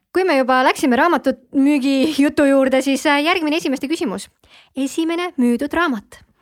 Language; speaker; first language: Estonian; native; Estonian